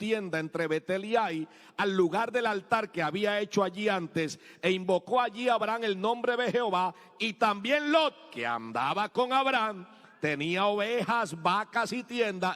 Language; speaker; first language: Spanish; native; Spanish